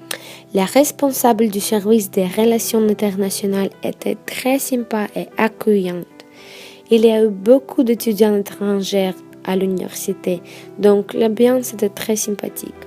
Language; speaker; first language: French; non-native, fluent; Russian